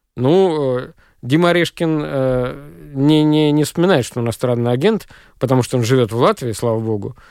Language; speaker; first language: Russian; native; Russian